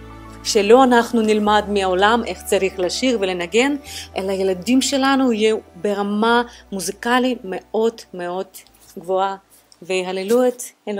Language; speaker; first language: Hebrew; non-native, fluent; Russian